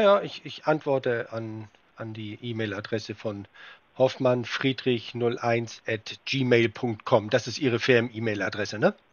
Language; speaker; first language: German; native; German